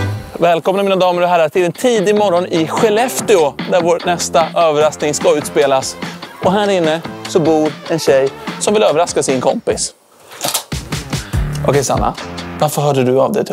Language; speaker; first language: Swedish; native; Swedish